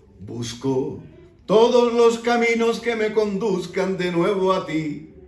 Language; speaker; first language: Spanish; native; Spanish